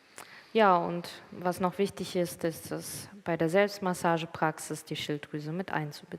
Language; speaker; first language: German; native; German